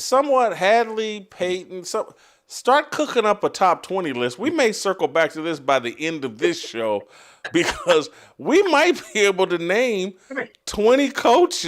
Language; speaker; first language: English; native; English